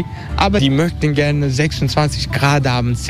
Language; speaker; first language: German; non-native, learner; Turkish